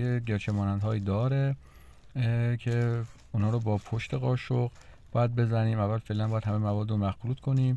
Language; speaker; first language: Persian; native; Persian